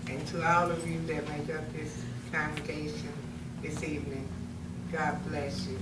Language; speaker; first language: English; native; English